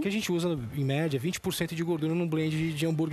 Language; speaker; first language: Portuguese; native; Portuguese